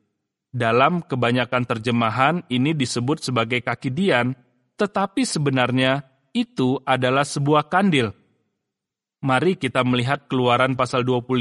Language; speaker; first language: Indonesian; native; Indonesian